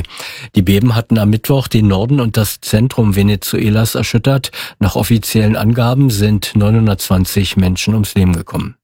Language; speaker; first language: German; native; German